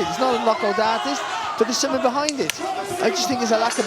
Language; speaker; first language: English; native; English